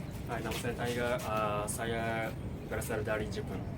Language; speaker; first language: Indonesian; non-native, learner; Japanese